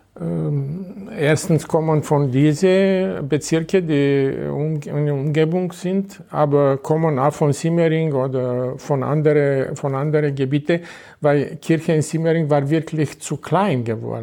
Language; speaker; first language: German; non-native, fluent; Romanian